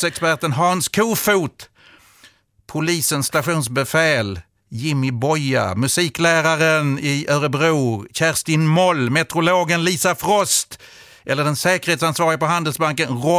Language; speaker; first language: Swedish; native; Swedish